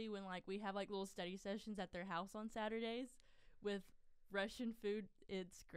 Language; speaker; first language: English; native; English